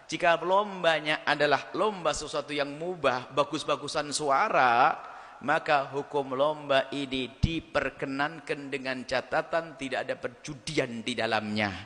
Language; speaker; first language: Indonesian; non-native, local second language; Javanese